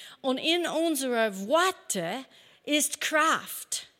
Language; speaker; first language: German; non-native, fluent; English